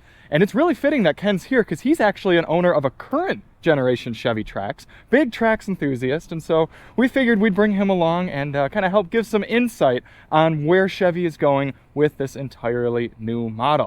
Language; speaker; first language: English; native; English